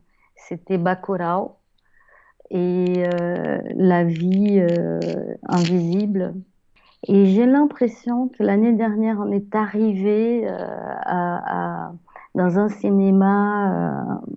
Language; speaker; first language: French; non-native, fluent; Portuguese